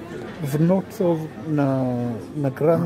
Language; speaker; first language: Polish; non-native, learner; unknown